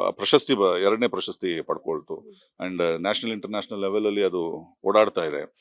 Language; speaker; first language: Kannada; native; Kannada